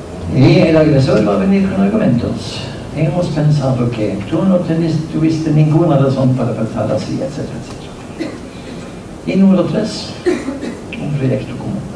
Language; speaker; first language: Spanish; non-native, fluent; Norwegian